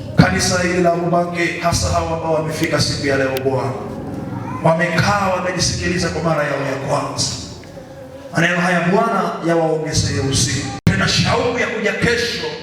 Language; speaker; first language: Swahili; native; Swahili